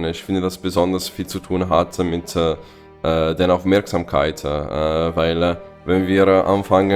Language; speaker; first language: German; non-native, fluent; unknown